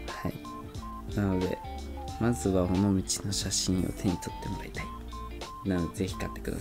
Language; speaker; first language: Japanese; native; Japanese